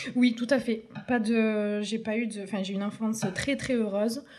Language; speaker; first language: French; native; French